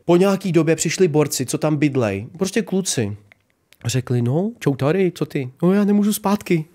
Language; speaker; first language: Czech; early bilingual, other home language; Ukrainian